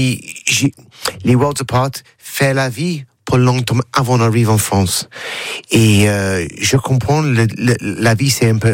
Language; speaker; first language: French; non-native, learner; English